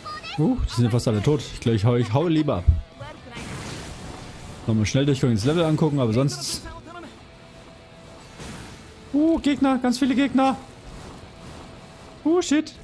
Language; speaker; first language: German; native; German